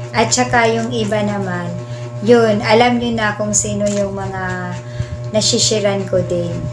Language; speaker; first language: Filipino; non-native, local second language; Cebuano